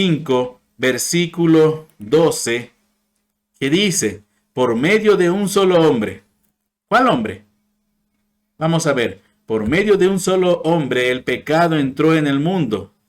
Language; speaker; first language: Spanish; non-native, fluent; English